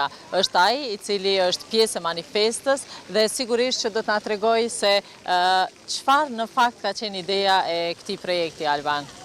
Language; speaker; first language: Albanian; native; Albanian